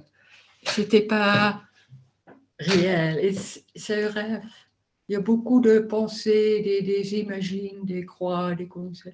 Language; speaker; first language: French; non-native, learner; Dutch